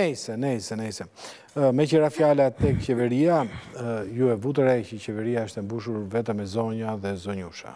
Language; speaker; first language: Albanian; native; Albanian